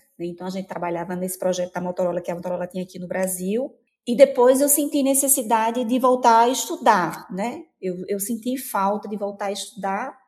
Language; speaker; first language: Portuguese; native; Portuguese